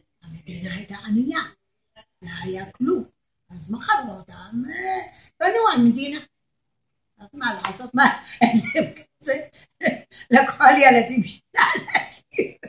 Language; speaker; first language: Hebrew; non-native, learner; Arabic